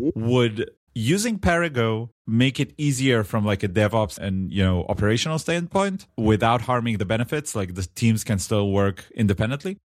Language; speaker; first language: English; non-native, fluent; Hebrew